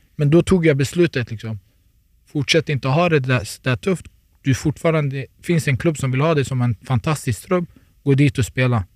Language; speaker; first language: Swedish; early bilingual, other home language; Turoyo